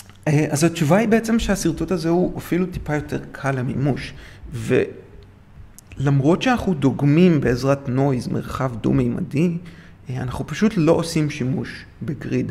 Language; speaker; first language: Hebrew; native; Hebrew